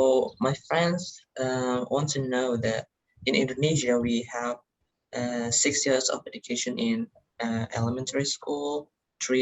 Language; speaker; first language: English; non-native, learner; Indonesian